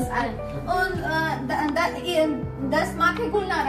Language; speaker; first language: German; non-native, learner; Bangla